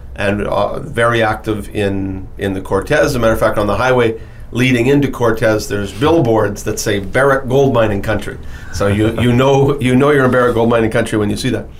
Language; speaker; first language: English; native; English